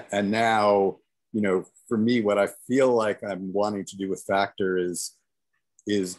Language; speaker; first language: English; native; English